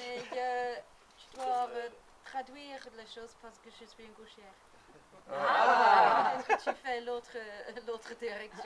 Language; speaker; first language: French; non-native, learner; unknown